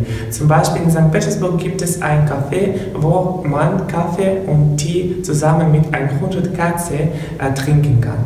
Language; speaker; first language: German; non-native, learner; Russian